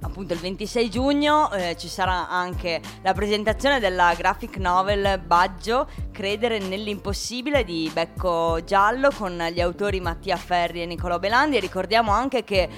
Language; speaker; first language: Italian; native; Italian